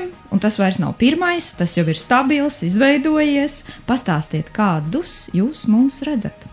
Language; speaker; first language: Latvian; native; Latvian